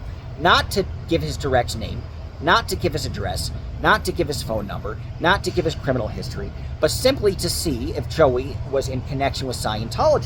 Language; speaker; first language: English; native; English